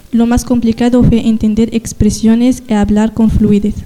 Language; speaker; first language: Spanish; non-native, learner; Riffian